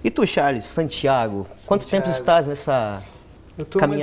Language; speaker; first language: Portuguese; native; Portuguese